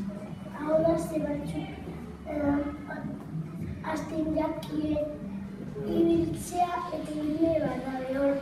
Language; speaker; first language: Basque; non-native, local second language; Spanish